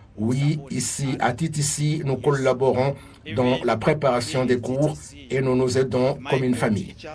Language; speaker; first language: French; non-native, local second language; Kinyarwanda